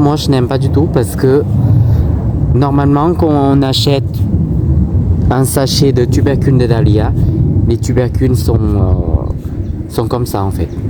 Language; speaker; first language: French; non-native, fluent; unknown